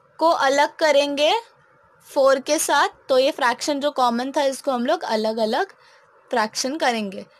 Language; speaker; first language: Hindi; non-native, local second language; Marathi